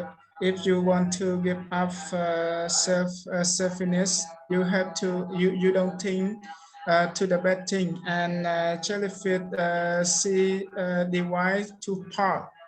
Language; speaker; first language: English; non-native, learner; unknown